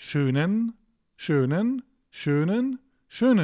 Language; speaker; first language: German; non-native, fluent; Turkish